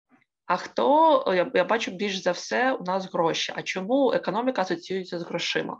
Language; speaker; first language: Ukrainian; native; Ukrainian